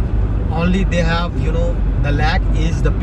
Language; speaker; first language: English; non-native, local second language; Hindi